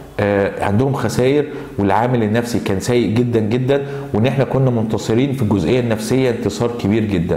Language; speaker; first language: Arabic; native; Arabic